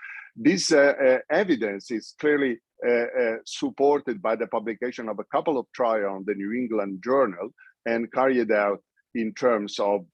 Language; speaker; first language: English; non-native, fluent; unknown